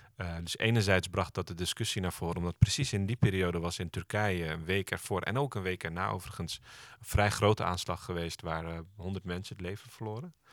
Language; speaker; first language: Dutch; early bilingual, other home language; Turkish